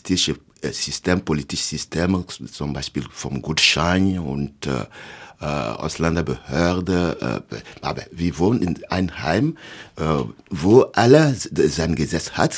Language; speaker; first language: German; non-native, learner; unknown